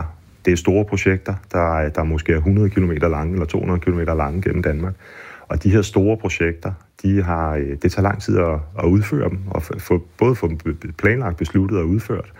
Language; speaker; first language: Danish; native; Danish